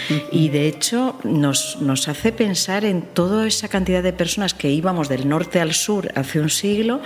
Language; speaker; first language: Spanish; native; Spanish